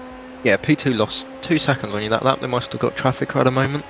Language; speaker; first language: English; native; English